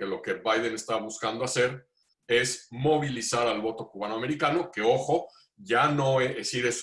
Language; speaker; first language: Spanish; native; Spanish